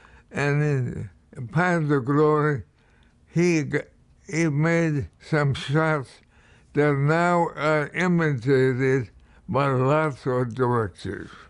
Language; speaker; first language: English; native; English